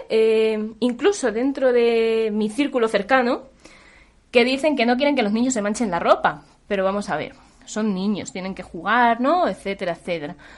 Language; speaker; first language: Spanish; native; Spanish